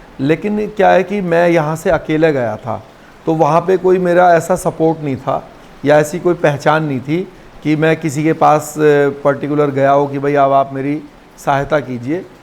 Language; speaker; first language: Hindi; native; Hindi